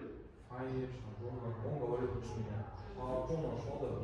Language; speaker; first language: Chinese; non-native, learner; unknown